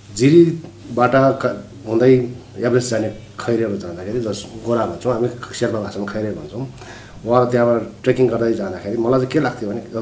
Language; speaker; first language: Nepali; non-native, local second language; Sherpa